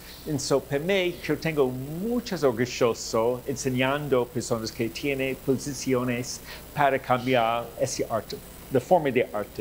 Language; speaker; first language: Spanish; non-native, learner; English